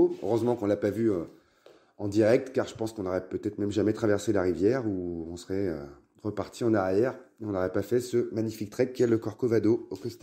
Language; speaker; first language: French; native; French